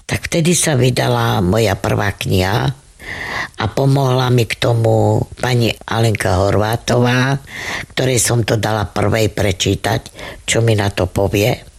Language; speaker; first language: Slovak; non-native, local second language; Romany